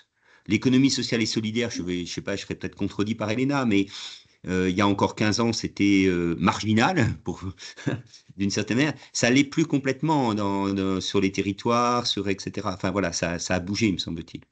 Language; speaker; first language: French; native; French